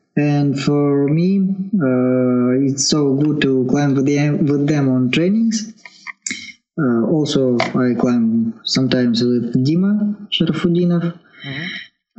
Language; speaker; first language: English; non-native, learner; Russian